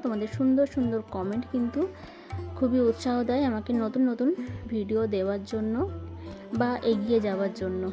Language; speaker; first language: Bangla; native; Bangla